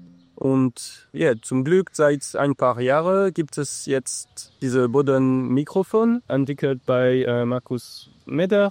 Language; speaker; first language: German; non-native, learner; English